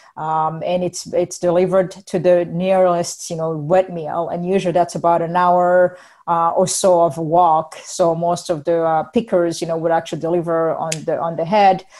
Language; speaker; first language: English; non-native, fluent; Rundi